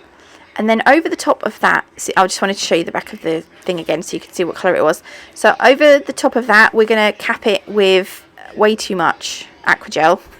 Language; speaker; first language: English; native; English